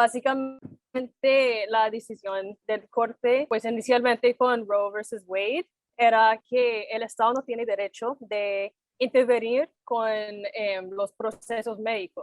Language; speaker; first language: Spanish; non-native, fluent; English